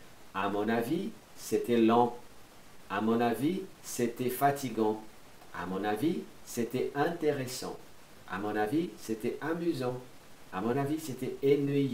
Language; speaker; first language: French; non-native, fluent; Portuguese